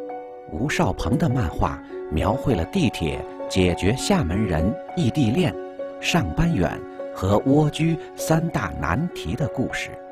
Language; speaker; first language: Chinese; native; Chinese